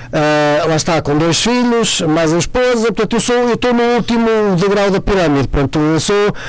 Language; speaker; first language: Portuguese; native; Portuguese